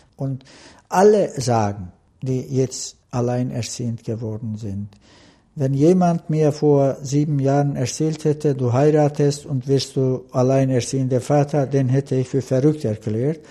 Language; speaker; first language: German; non-native, fluent; Turkish